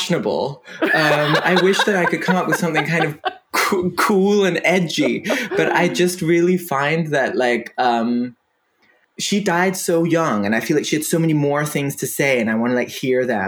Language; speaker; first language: English; non-native, fluent; Danish